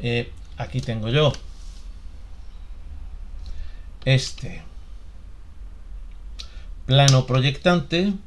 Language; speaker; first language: Spanish; native; Spanish